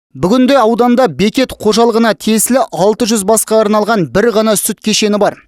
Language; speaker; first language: Kazakh; native; Kazakh